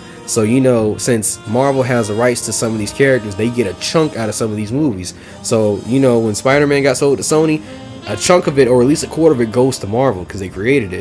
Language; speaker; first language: English; native; English